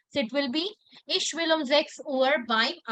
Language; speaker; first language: German; non-native, learner; Hindi